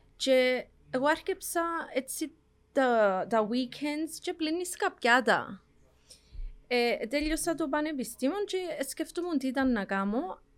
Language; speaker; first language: Greek; early bilingual, heritage; Greek